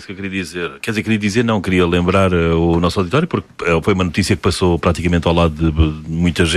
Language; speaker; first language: Portuguese; native; Portuguese